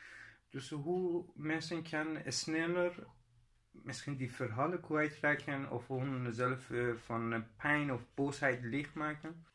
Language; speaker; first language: Dutch; non-native, learner; Persian